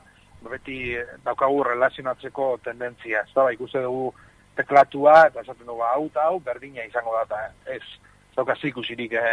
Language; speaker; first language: Basque; native; Basque